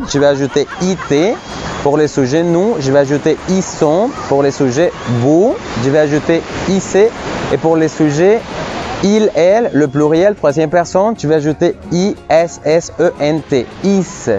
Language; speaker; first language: French; non-native, fluent; Spanish